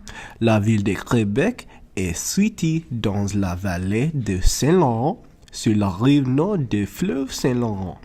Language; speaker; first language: French; non-native, learner; English